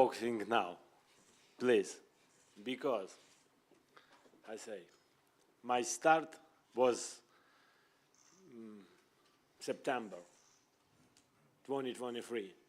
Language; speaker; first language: English; non-native, learner; Ukrainian